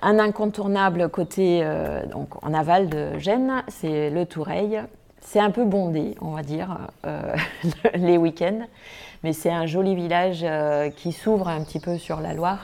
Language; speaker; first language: French; non-native, fluent; German